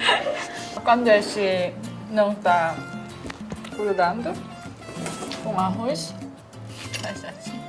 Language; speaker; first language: Portuguese; non-native, learner; Korean